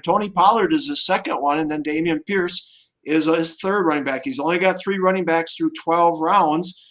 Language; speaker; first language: English; native; English